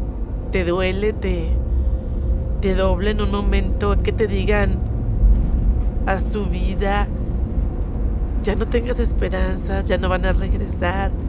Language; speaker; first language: Spanish; native; Spanish